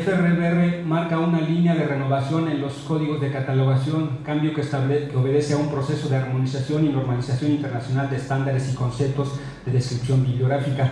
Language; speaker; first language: Spanish; native; Spanish